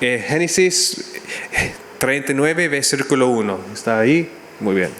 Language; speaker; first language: Spanish; non-native, learner; English